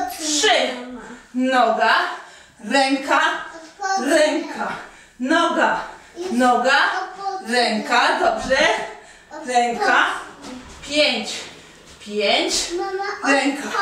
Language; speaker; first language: Polish; native; Polish